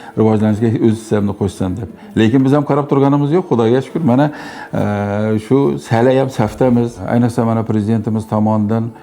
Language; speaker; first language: Uzbek; native; Uzbek